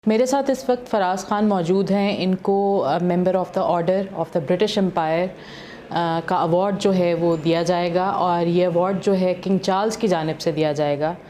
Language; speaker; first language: Urdu; native; Urdu